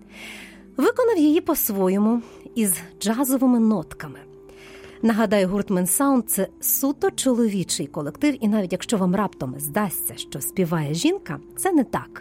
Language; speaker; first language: Ukrainian; native; Ukrainian